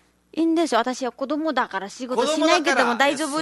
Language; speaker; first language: Japanese; non-native, learner; Nepali